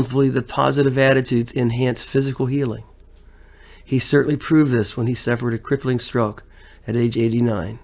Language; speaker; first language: English; native; English